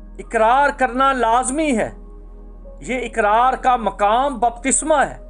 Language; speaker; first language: Urdu; native; Urdu